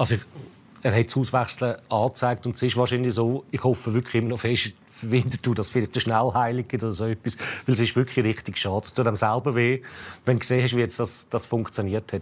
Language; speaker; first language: German; native; German